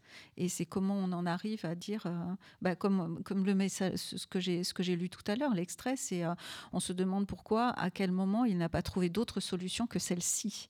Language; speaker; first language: French; native; French